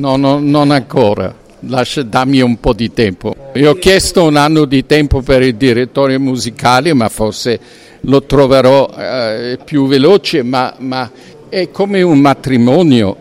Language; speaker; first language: Italian; non-native, fluent; German